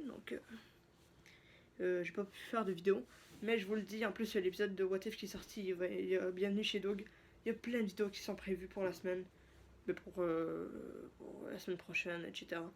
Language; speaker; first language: French; native; French